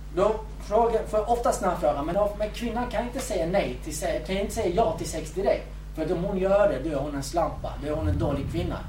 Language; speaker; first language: Swedish; early bilingual, other home language; Kurdish